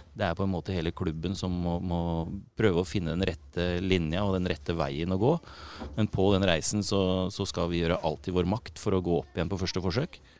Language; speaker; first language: Norwegian; native; Norwegian